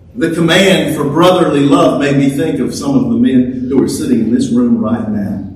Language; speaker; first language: English; native; English